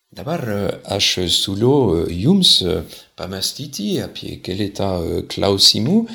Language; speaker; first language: Lithuanian; non-native, fluent; French